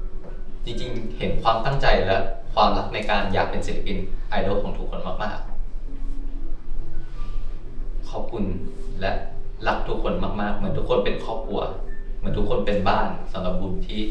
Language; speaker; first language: Thai; native; Thai